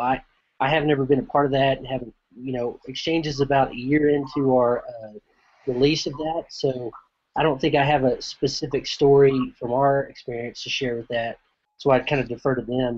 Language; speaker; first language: English; native; English